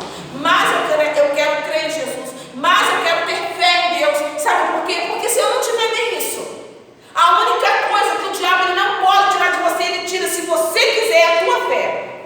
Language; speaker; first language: Portuguese; native; Portuguese